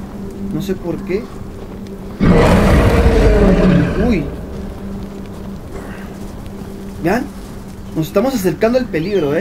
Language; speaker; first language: Spanish; native; Spanish